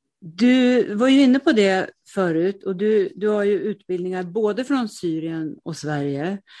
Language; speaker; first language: Swedish; native; Swedish